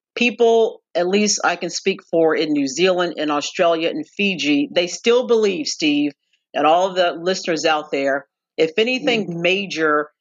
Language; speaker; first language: English; native; English